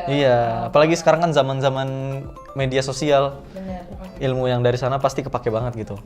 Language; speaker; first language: Indonesian; native; Indonesian